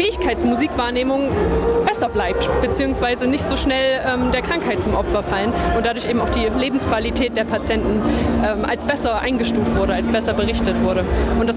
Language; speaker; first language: German; native; German